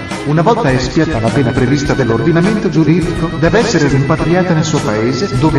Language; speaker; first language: Italian; native; Italian